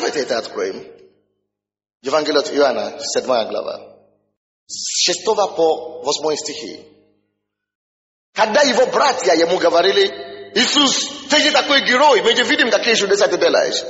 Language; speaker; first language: Russian; non-native, fluent; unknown